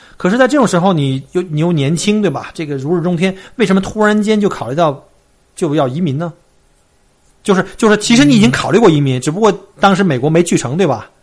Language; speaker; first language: Chinese; native; Chinese